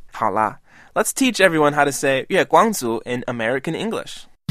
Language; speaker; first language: English; native; English